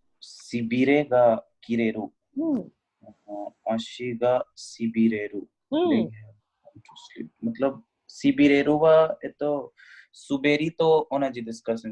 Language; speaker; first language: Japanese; non-native, learner; Hindi